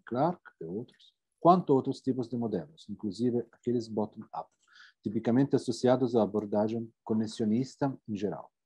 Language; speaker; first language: Portuguese; non-native, fluent; Italian